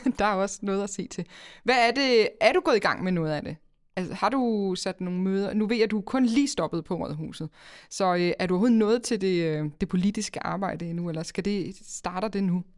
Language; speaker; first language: Danish; native; Danish